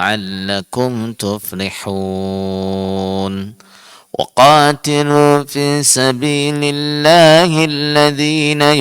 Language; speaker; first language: Arabic; non-native, fluent; Indonesian